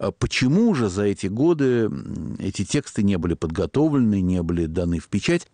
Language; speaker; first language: Russian; native; Russian